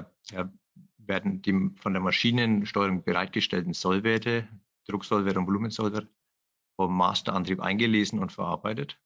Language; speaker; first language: German; native; German